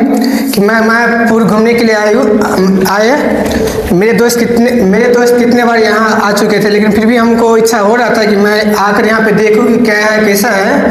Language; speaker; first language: Hindi; non-native, local second language; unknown